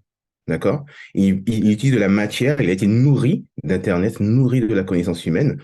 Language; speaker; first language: French; native; French